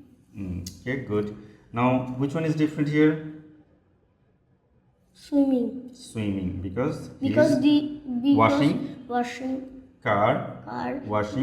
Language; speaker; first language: English; non-native, fluent; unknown